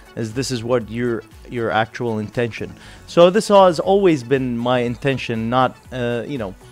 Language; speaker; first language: English; non-native, fluent; Arabic